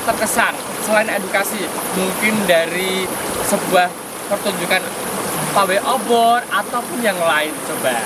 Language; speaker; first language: Indonesian; native; Indonesian